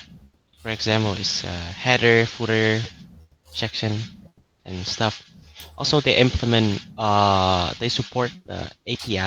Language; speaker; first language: English; non-native, learner; Vietnamese